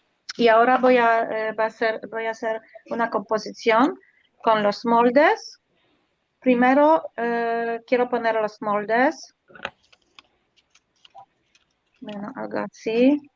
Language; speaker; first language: Spanish; non-native, learner; Polish